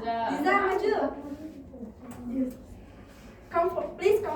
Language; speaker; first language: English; non-native, learner; Indonesian